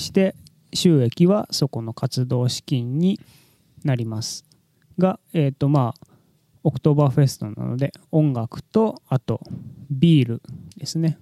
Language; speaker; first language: Japanese; native; Japanese